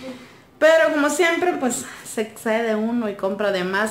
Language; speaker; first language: Spanish; native; Spanish